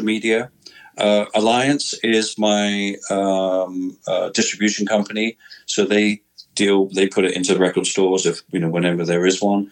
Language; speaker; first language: English; native; English